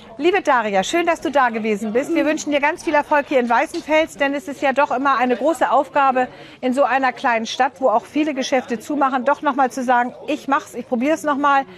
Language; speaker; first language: German; native; German